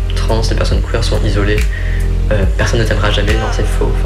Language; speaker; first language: French; native; French